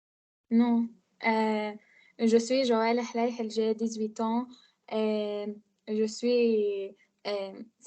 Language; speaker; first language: French; non-native, learner; Arabic